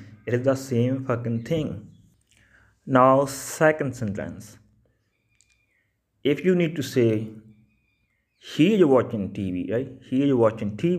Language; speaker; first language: English; non-native, local second language; Punjabi